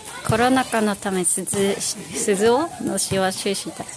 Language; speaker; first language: Japanese; native; Japanese